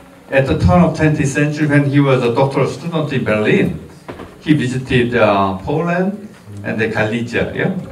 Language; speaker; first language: English; non-native, fluent; Korean